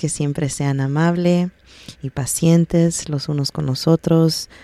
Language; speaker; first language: Spanish; early bilingual, heritage; Spanish